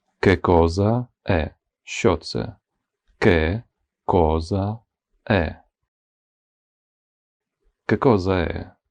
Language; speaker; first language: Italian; non-native, fluent; Ukrainian